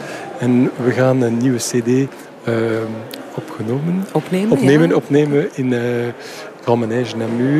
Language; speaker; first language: Dutch; non-native, local second language; French